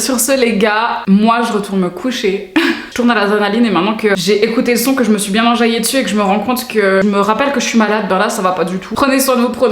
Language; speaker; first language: French; native; French